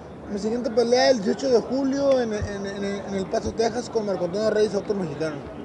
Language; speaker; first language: Spanish; native; Spanish